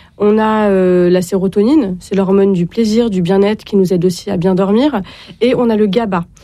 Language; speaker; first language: French; native; French